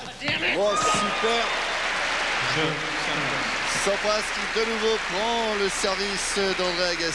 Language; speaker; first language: French; native; French